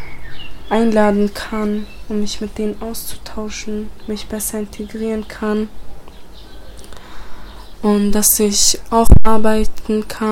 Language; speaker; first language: German; early bilingual, other home language; Bosnian